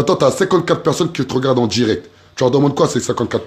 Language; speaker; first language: French; native; French